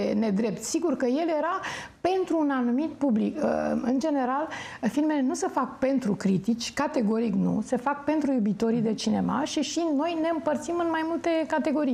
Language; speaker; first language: Romanian; native; Romanian